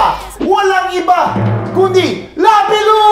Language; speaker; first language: Filipino; non-native, fluent; Korean